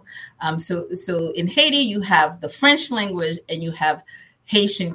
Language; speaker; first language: English; early bilingual, other home language; Haitian Creole